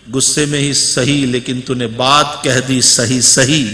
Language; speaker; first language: Hindi; non-native, local second language; Gujarati